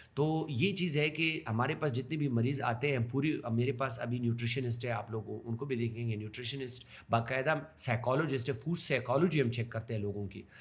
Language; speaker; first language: Urdu; non-native, local second language; Pashto